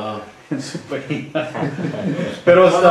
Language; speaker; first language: Spanish; non-native, learner; English